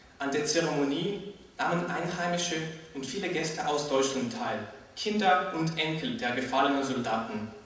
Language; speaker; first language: German; non-native, fluent; Russian